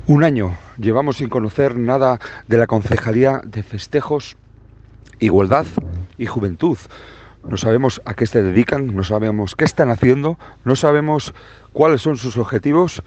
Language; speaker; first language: Spanish; native; Spanish